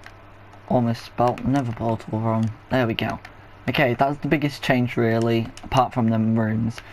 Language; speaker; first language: English; native; English